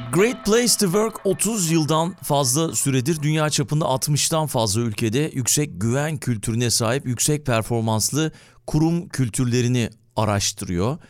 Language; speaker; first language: Turkish; early bilingual, heritage; Turkish